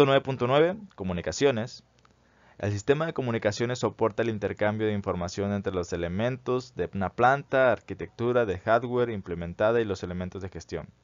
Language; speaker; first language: Spanish; native; Spanish